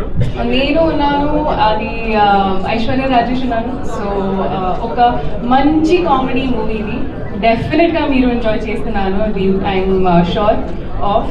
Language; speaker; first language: Telugu; non-native, learner; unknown